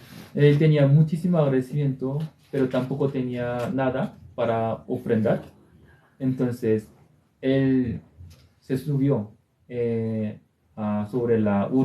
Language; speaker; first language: Spanish; non-native, learner; Korean